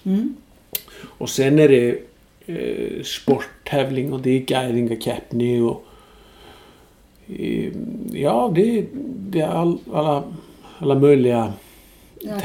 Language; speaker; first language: Swedish; non-native, fluent; Icelandic